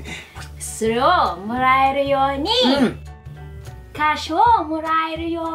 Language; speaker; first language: Japanese; non-native, learner; Filipino